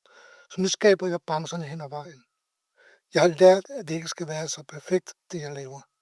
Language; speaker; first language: Danish; native; Danish